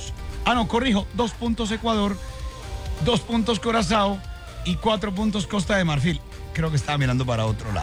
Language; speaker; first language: Spanish; native; Spanish